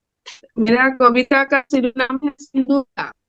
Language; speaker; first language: Hindi; non-native, local second language; Assamese